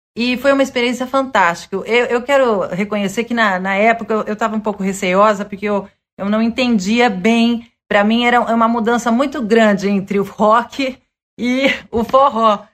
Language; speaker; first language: Portuguese; early bilingual, other home language; Spanish